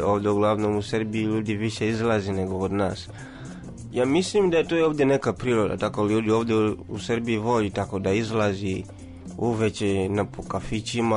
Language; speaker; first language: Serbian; non-native, learner; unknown